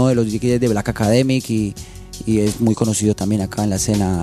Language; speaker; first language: Spanish; native; Spanish